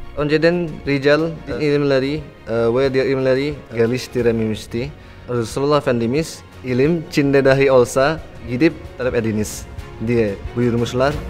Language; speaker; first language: Turkish; non-native, fluent; Indonesian